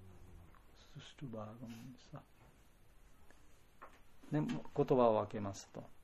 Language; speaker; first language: Japanese; non-native, fluent; Bangla